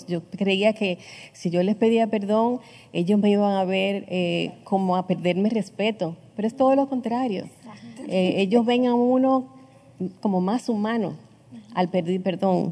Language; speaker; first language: Spanish; native; Spanish